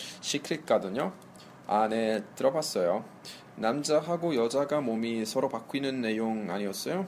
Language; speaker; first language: Korean; non-native, fluent; Italian